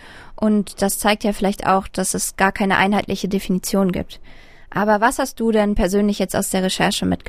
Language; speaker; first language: German; native; German